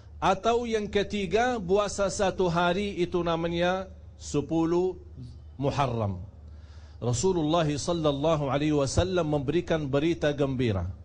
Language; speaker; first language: Indonesian; non-native, fluent; Arabic